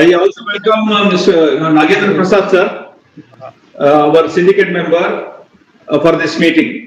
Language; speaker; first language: English; non-native, local second language; Kannada